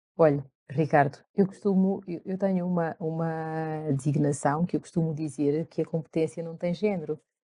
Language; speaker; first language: Portuguese; early bilingual, other home language; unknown